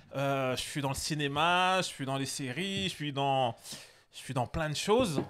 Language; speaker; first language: French; native; French